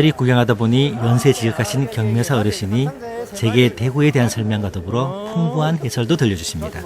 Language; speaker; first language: Korean; native; Korean